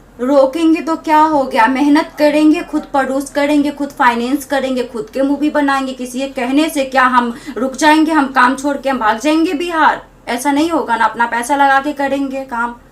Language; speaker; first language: Hindi; native; Hindi